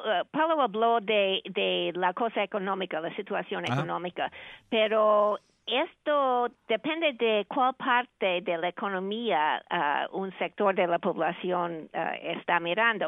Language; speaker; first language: Spanish; non-native, fluent; English